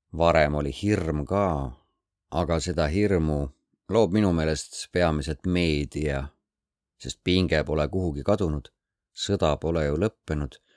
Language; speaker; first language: Estonian; non-native, fluent; Korean